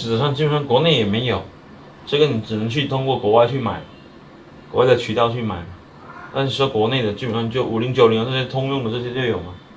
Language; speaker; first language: Chinese; native; Chinese